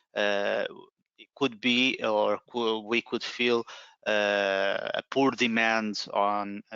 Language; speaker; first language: English; non-native, fluent; Portuguese